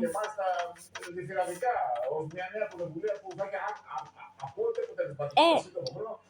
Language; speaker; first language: Greek; native; Greek